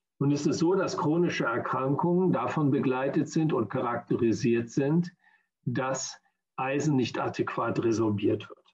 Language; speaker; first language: German; native; German